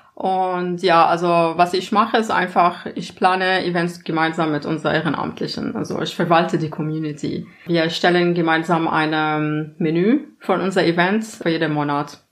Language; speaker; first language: German; non-native, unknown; Arabic